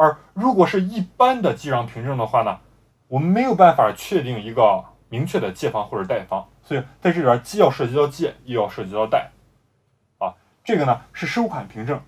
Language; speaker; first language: Chinese; native; Chinese